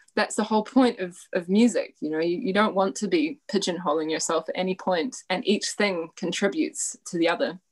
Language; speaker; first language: English; native; English